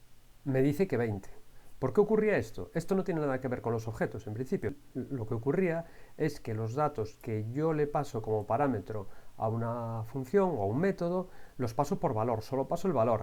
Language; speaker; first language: Spanish; native; Spanish